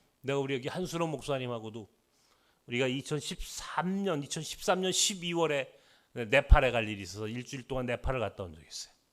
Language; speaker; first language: Korean; native; Korean